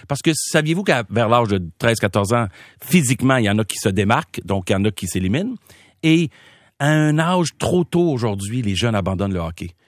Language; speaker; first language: French; native; French